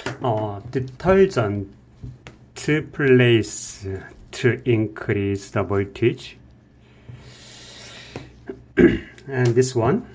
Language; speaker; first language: English; non-native, learner; Korean